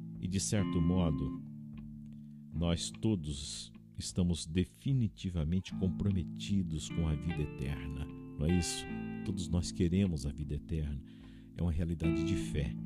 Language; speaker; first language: Portuguese; native; Portuguese